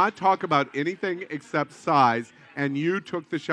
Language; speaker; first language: English; native; English